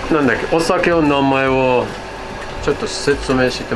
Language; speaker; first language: Japanese; non-native, fluent; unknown